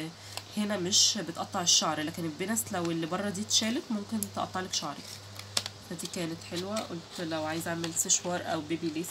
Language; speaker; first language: Arabic; native; Arabic